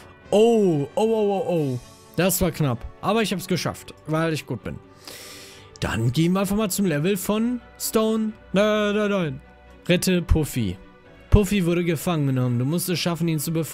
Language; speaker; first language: German; native; German